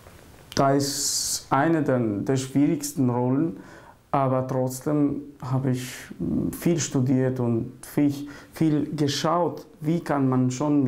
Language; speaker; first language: German; non-native, learner; Albanian